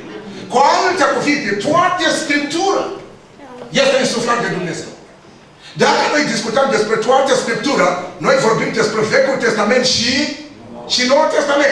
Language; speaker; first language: Romanian; non-native, learner; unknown